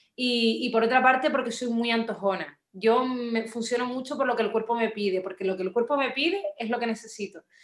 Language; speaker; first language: Spanish; native; Spanish